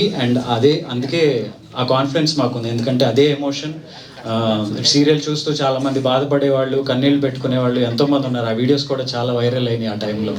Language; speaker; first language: Telugu; native; Telugu